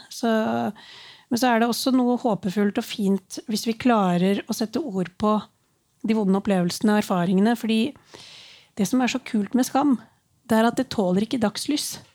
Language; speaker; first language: Norwegian; early bilingual, other home language; Urdu